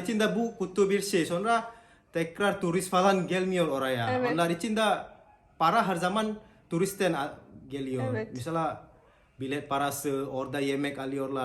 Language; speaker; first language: Turkish; non-native, learner; Indonesian